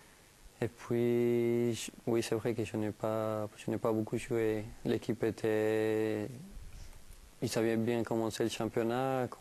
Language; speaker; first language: French; non-native, fluent; Spanish